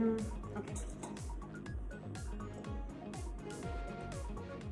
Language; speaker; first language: French; non-native, learner; Spanish